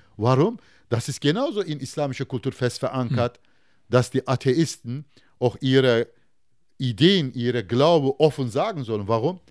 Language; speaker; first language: German; non-native, fluent; Turkish